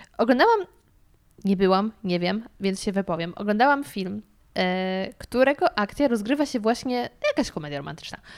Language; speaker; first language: Polish; native; Polish